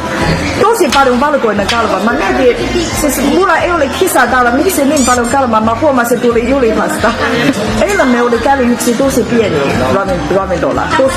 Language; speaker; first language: Finnish; non-native, learner; Chinese